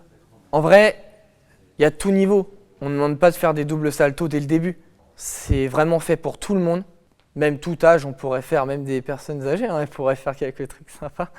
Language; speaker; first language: French; native; French